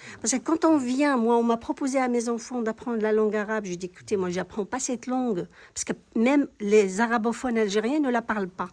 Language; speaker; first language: French; non-native, local second language; Kabyle